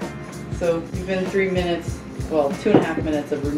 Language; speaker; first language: English; native; English